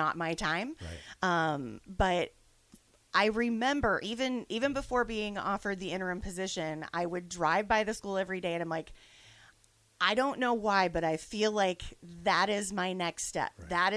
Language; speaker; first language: English; native; English